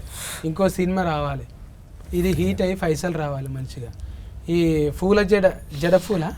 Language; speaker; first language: Telugu; native; Telugu